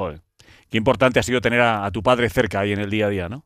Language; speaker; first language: Spanish; native; Spanish